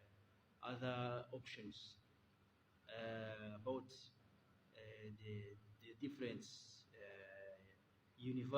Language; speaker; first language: English; non-native, learner; Kinyarwanda